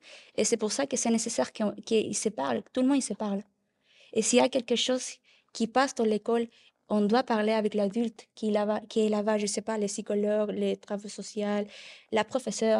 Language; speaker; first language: French; non-native, learner; Spanish